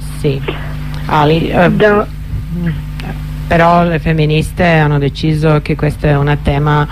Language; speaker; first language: Italian; non-native, fluent; Serbian